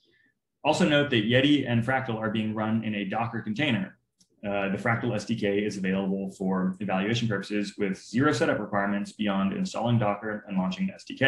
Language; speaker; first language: English; native; English